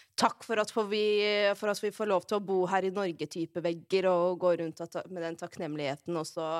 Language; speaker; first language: Norwegian; early bilingual, other home language; Arabic